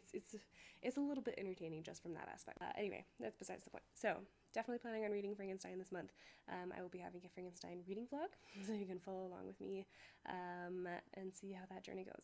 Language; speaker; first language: English; native; English